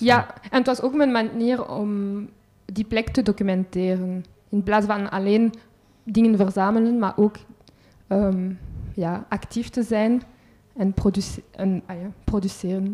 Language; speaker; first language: Dutch; non-native, local second language; French